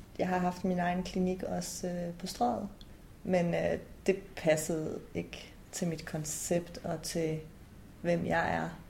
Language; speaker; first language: Danish; early bilingual, other home language; Persian